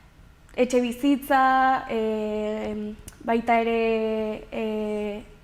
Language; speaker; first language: Basque; non-native, local second language; Spanish